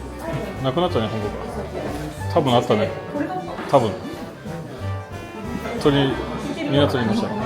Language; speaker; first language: Japanese; non-native, fluent; French